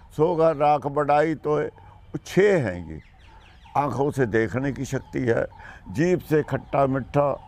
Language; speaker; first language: Hindi; non-native, local second language; Punjabi